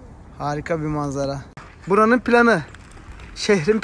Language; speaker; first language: Turkish; native; Turkish